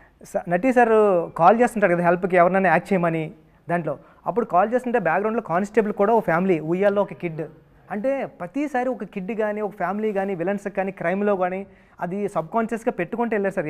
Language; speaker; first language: Telugu; native; Telugu